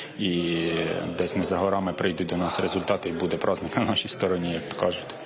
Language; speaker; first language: Ukrainian; non-native, local second language; Russian